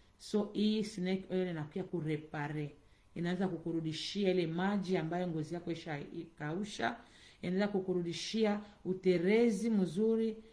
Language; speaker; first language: Swahili; native; Swahili